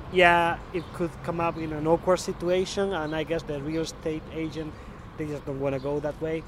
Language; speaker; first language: English; non-native, fluent; Spanish